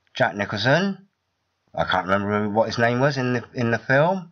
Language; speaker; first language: English; native; English